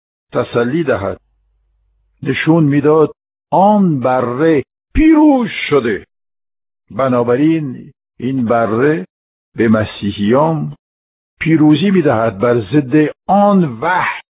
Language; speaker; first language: Persian; non-native, fluent; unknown